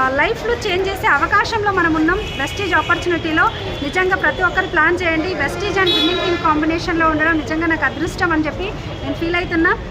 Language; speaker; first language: Telugu; native; Telugu